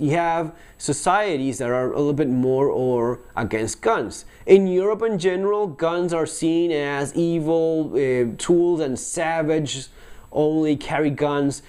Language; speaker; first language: English; non-native, fluent; Spanish